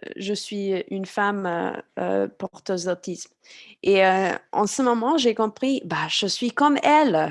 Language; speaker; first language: French; non-native, fluent; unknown